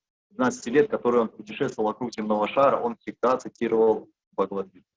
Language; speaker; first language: Russian; native; Russian